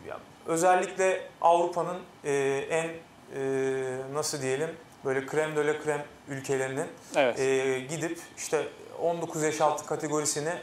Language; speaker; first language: Turkish; native; Turkish